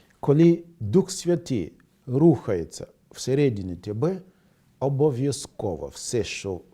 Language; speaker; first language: Ukrainian; non-native, fluent; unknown